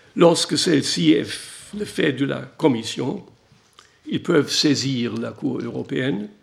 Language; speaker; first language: French; non-native, fluent; German